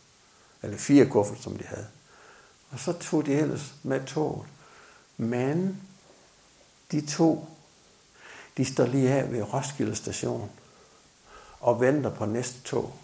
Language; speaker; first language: Danish; native; Danish